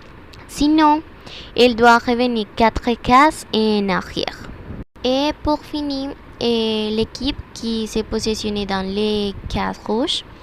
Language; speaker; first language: French; non-native, learner; Spanish